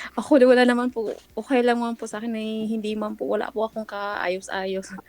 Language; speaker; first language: Filipino; non-native, local second language; Cebuano